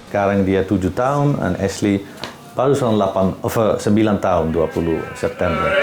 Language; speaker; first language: Indonesian; non-native, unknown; Dutch